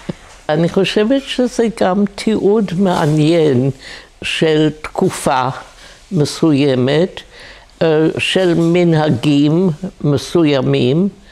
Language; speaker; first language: Hebrew; non-native, fluent; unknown